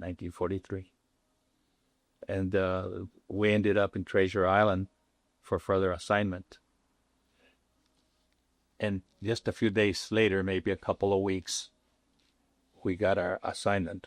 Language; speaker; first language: English; non-native, local second language; Spanish